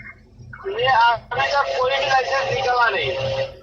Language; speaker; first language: Hindi; non-native, learner; Bangla